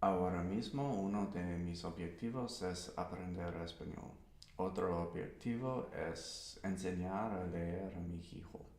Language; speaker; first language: Spanish; non-native, learner; English